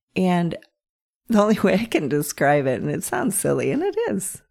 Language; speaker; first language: English; native; English